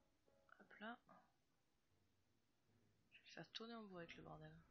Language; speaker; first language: French; native; French